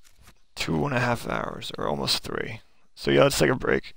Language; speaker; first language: English; native; English